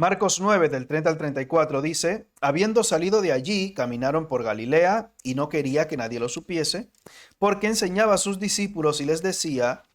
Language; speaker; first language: Spanish; native; Spanish